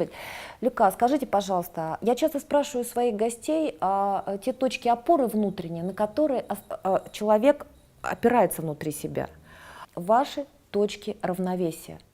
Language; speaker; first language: Russian; native; Russian